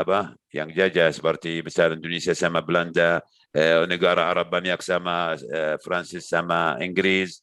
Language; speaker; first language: Indonesian; non-native, learner; Arabic